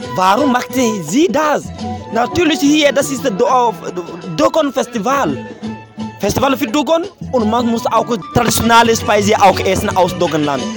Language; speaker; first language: German; non-native, learner; Bambara